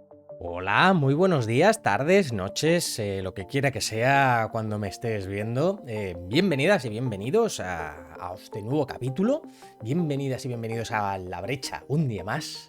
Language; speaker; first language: Spanish; native; Spanish